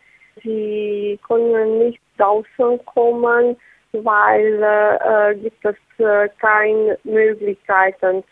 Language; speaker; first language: German; non-native, fluent; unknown